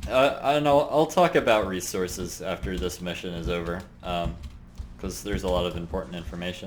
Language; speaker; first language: English; native; English